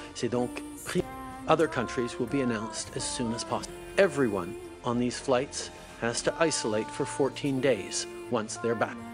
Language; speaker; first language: English; native; English